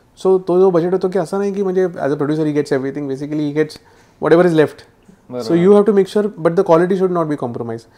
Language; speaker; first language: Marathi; native; Marathi